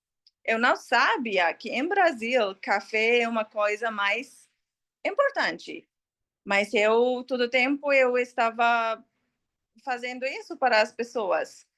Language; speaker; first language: Portuguese; non-native, learner; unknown